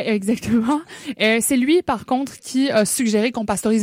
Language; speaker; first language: French; native; French